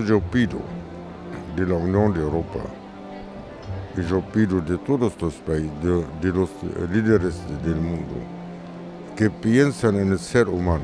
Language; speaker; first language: Spanish; non-native, learner; Arabic